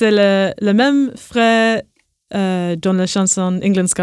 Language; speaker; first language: French; non-native, learner; English